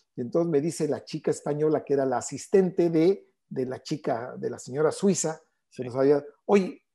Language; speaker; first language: Spanish; native; Spanish